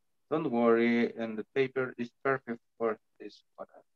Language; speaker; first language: English; non-native, learner; Spanish